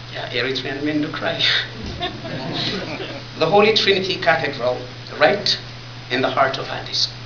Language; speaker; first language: English; non-native, fluent; Tigrinya